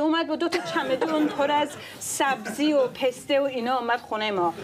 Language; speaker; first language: Persian; early bilingual, heritage; Persian